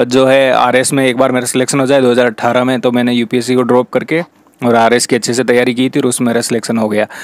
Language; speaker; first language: Hindi; native; Hindi